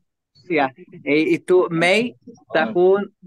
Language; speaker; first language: Indonesian; non-native, learner; Spanish